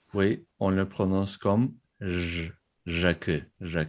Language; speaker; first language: French; non-native, fluent; Turkish